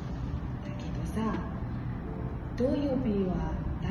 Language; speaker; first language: Japanese; non-native, learner; Malay